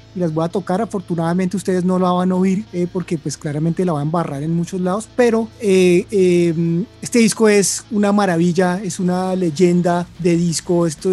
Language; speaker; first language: Spanish; native; Spanish